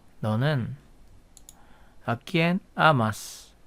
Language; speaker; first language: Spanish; non-native, fluent; Korean